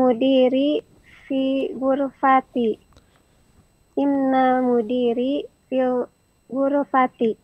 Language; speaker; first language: Arabic; non-native, learner; Indonesian